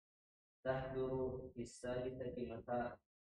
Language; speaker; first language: Arabic; non-native, learner; Indonesian